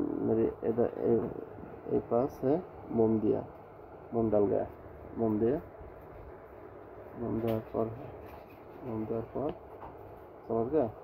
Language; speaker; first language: Hindi; non-native, learner; Bangla